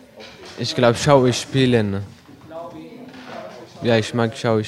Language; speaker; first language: German; non-native, learner; Persian